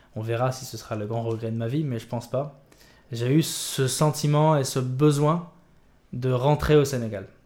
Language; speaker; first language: French; native; French